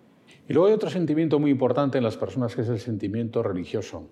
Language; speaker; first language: Spanish; native; Spanish